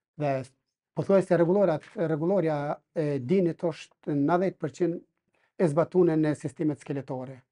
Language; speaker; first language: Albanian; native; Albanian